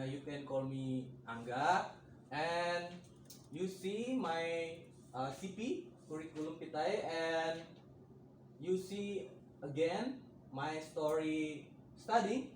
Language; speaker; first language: English; non-native, learner; Indonesian